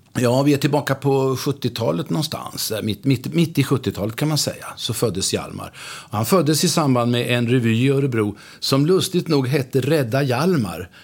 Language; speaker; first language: Swedish; native; Swedish